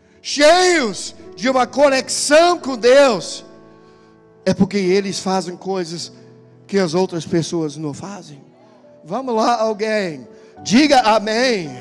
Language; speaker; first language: Portuguese; non-native, fluent; English